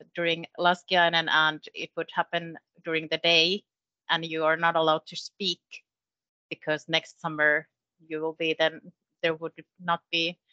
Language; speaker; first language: English; non-native, fluent; Finnish